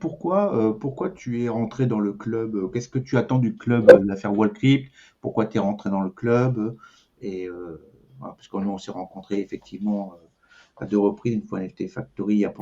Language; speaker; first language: French; native; French